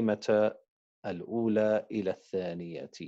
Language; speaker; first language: Arabic; non-native, fluent; English